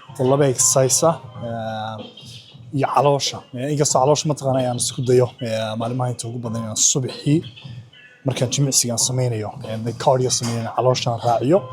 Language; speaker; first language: Somali; early bilingual, heritage; Somali